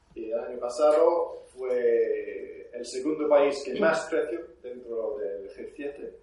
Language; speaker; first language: Spanish; non-native, fluent; English